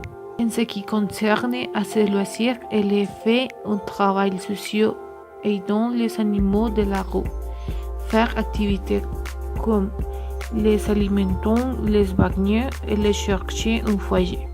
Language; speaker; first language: French; non-native, learner; Spanish